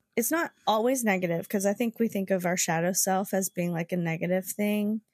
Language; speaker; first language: English; native; English